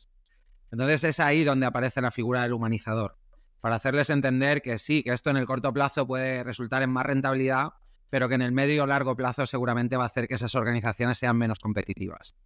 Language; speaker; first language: Spanish; native; Spanish